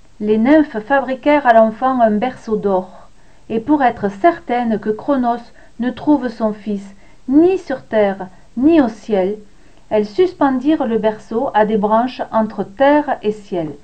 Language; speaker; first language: French; native; French